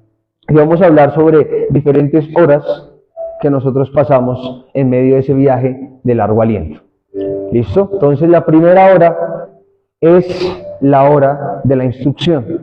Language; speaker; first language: Spanish; native; Spanish